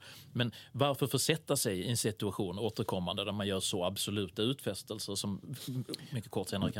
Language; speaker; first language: Swedish; native; Swedish